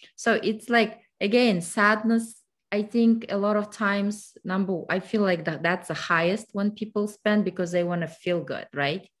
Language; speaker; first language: English; non-native, fluent; Kazakh